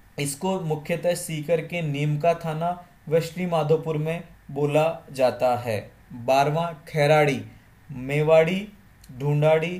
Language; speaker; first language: Hindi; native; Hindi